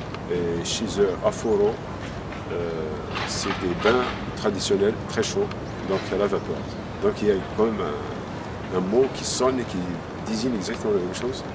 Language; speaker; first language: French; non-native, local second language; Kabyle